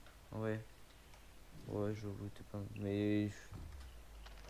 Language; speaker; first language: French; native; French